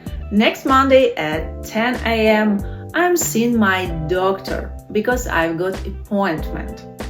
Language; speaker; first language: English; non-native, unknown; Ukrainian